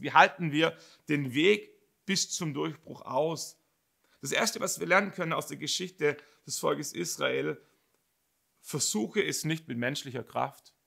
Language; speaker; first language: German; native; German